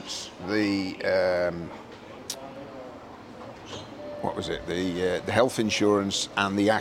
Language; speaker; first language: English; native; English